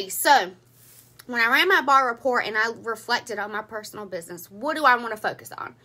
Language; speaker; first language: English; native; English